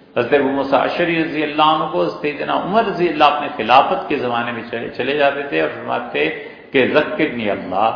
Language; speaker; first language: Urdu; native; Urdu